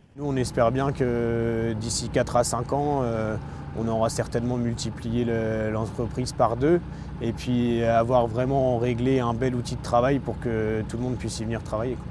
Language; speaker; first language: French; native; French